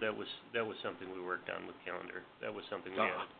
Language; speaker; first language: English; native; English